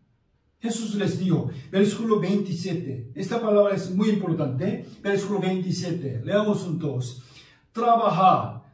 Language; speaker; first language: Spanish; non-native, fluent; Korean